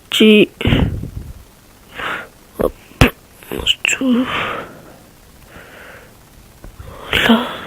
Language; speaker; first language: French; native; French